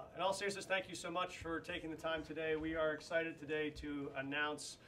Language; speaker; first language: English; native; English